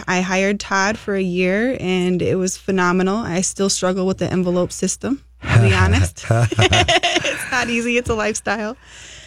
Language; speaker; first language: English; native; English